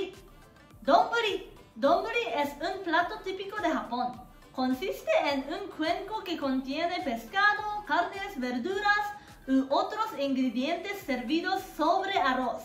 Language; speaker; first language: Spanish; non-native, fluent; Japanese